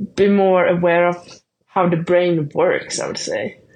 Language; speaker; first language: English; non-native, fluent; Swedish